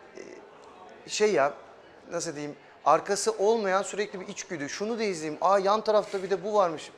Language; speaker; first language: Turkish; early bilingual, heritage; German